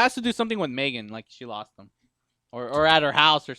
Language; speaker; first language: English; native; English